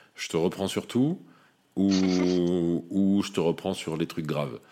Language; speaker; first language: French; native; French